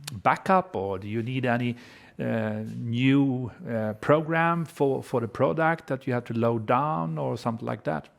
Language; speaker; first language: English; non-native, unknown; Swedish